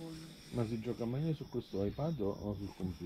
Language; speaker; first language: Italian; native; Italian